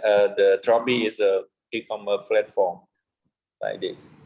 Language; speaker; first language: English; non-native, learner; Vietnamese